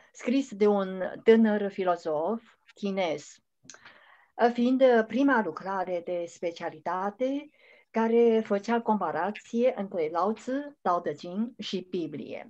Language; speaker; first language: Romanian; non-native, fluent; Chinese